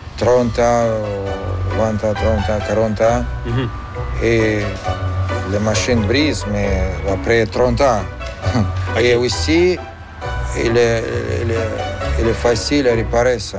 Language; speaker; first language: French; non-native, fluent; Russian